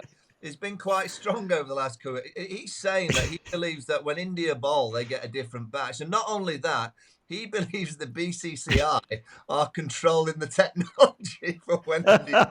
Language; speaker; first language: English; native; English